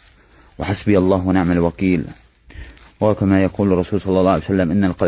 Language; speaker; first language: Arabic; native; Arabic